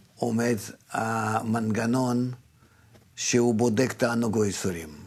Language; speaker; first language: Hebrew; non-native, fluent; Russian